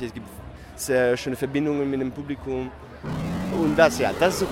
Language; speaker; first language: German; non-native, fluent; French